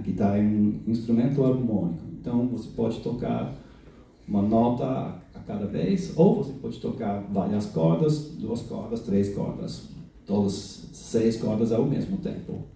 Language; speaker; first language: Portuguese; non-native, fluent; English